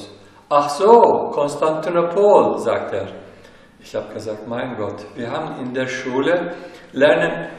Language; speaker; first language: German; non-native, fluent; Turkish